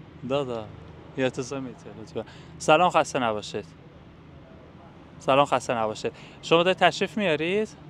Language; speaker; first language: Russian; non-native, fluent; Persian